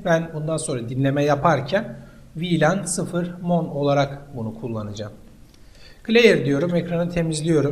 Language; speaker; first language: Turkish; native; Turkish